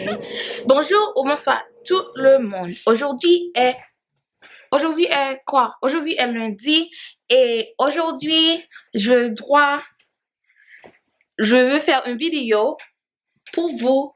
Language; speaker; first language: French; non-native, learner; Haitian Creole